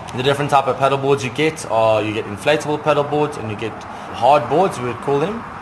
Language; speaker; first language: English; native; English